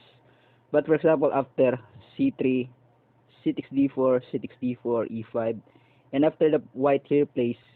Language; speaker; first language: English; non-native, local second language; Filipino